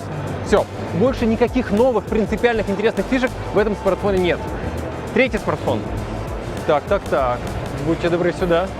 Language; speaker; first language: Russian; native; Russian